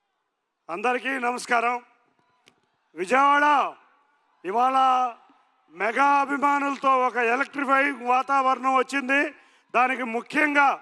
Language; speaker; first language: Telugu; native; Telugu